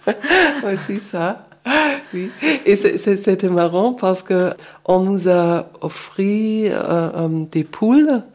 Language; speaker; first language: French; non-native, fluent; German